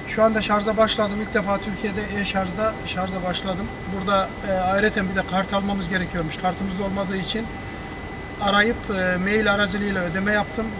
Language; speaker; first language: Turkish; native; Turkish